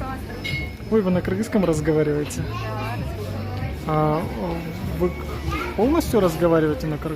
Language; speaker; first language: Russian; non-native, local second language; Kyrgyz